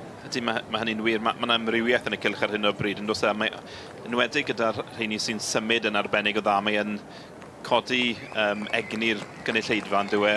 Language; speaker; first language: Welsh; native; Welsh